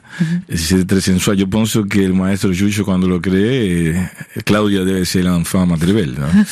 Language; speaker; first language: French; non-native, fluent; Spanish